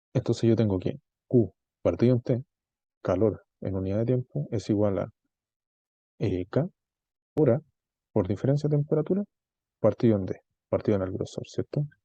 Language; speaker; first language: Spanish; native; Spanish